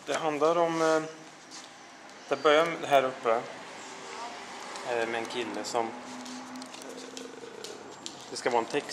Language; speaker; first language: Swedish; native; Swedish